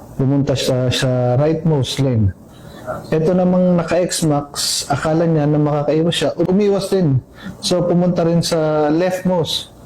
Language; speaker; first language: Filipino; non-native, local second language; Pangasinan